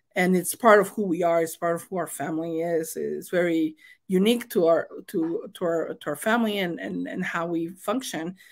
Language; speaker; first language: English; non-native, fluent; Spanish